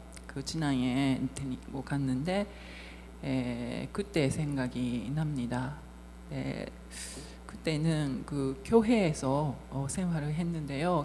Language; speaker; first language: Korean; non-native, fluent; Japanese